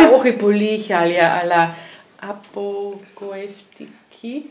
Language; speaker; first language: Greek; non-native, learner; German